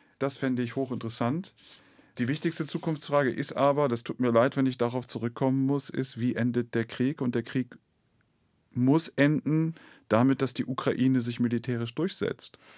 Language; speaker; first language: German; native; German